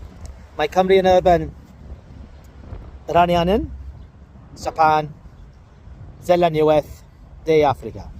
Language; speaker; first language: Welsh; non-native, learner; English